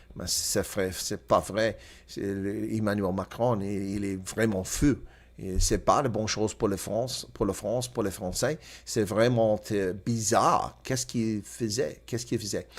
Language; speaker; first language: French; non-native, learner; English